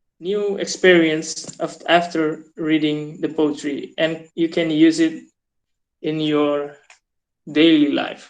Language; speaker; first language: English; non-native, fluent; Indonesian